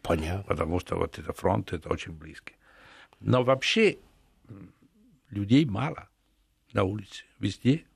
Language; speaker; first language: Russian; non-native, fluent; Italian